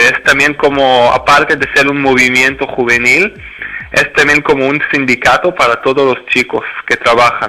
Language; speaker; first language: Spanish; non-native, fluent; Hebrew